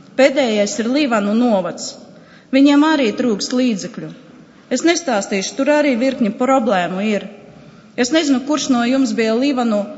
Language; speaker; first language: Latvian; non-native, local second language; Russian